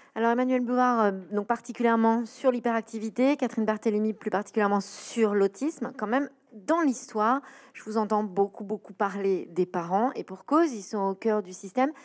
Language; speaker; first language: French; native; French